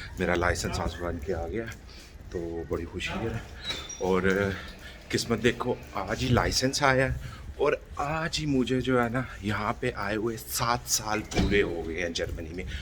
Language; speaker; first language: Urdu; native; Urdu